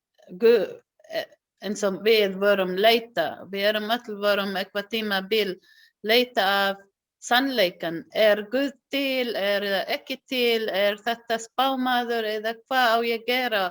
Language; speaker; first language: Icelandic; non-native, learner; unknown